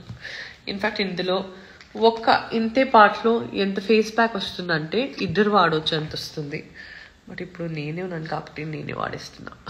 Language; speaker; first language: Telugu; non-native, local second language; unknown